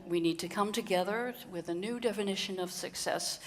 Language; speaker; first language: English; non-native, fluent; Dutch